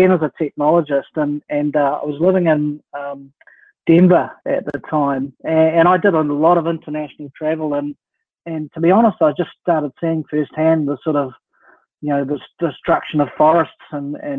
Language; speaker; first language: English; native; English